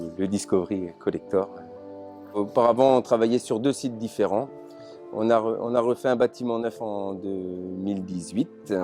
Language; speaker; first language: French; native; French